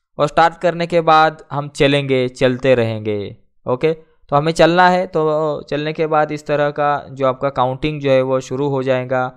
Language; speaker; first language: Hindi; non-native, local second language; Marathi